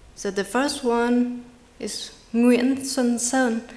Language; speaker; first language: English; non-native, fluent; Vietnamese